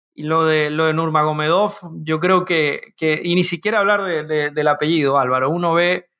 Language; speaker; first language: Spanish; native; Spanish